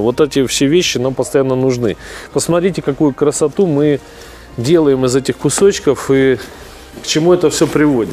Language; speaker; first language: Russian; native; Russian